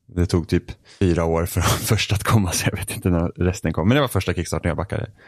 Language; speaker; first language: Swedish; native; Swedish